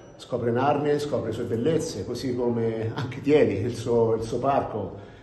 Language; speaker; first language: Italian; native; Italian